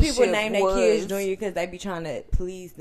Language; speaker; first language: English; native; English